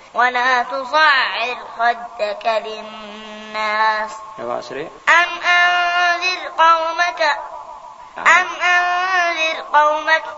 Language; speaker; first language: Arabic; native; Arabic